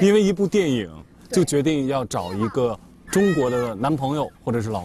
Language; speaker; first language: Chinese; native; Chinese